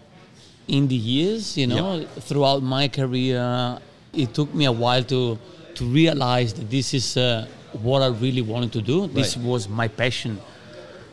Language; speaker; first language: English; non-native, fluent; Italian